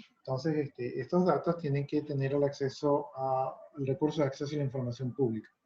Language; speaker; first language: Spanish; native; Spanish